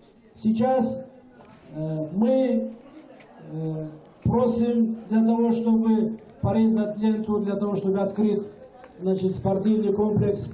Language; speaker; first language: Russian; non-native, local second language; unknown